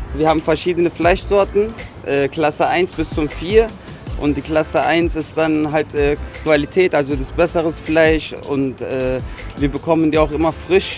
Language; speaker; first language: German; non-native, fluent; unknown